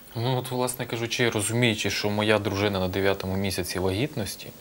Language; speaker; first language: Ukrainian; native; Ukrainian